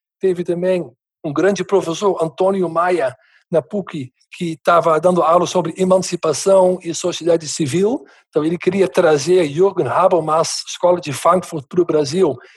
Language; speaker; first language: Portuguese; non-native, fluent; Dutch